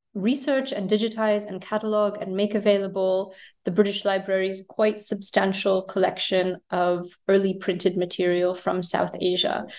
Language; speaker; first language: English; native; English